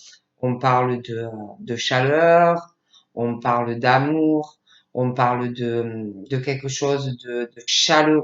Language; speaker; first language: French; native; French